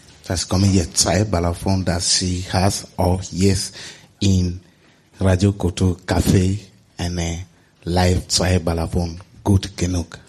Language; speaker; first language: German; non-native, learner; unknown